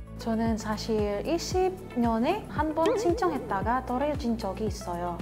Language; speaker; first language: Korean; non-native, fluent; Indonesian